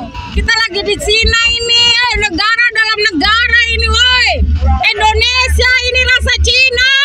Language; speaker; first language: Malay; native; Malay